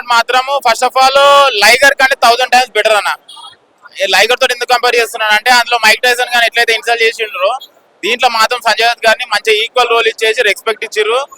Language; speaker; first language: Telugu; native; Telugu